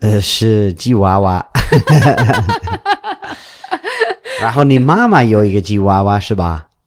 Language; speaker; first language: Chinese; non-native, learner; English